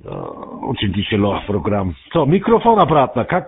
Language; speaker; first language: Russian; non-native, learner; German